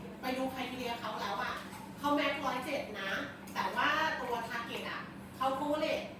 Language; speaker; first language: Thai; native; Thai